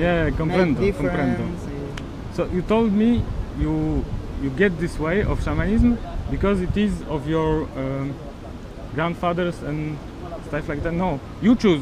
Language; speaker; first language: English; non-native, learner; Polish